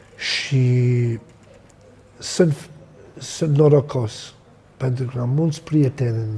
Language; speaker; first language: Romanian; non-native, learner; English